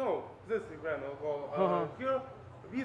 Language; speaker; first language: English; non-native, learner; Ukrainian